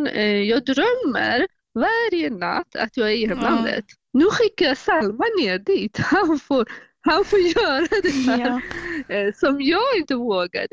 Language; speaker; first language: Swedish; non-native, fluent; Persian